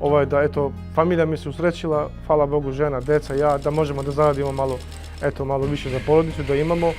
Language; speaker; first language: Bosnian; non-native, local second language; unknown